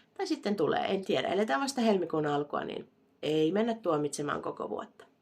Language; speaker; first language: Finnish; native; Finnish